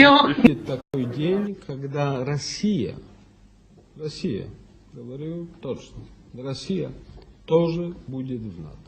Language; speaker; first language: Russian; non-native, fluent; Polish